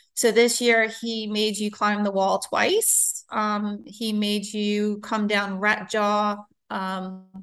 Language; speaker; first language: English; native; English